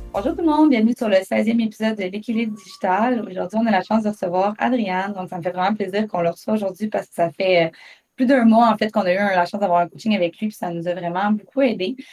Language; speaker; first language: French; native; French